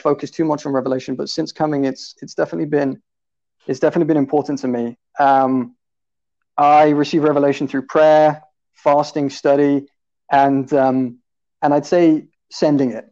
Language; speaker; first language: English; native; English